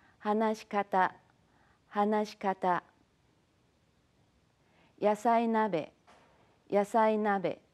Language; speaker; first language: Japanese; non-native, fluent; Chinese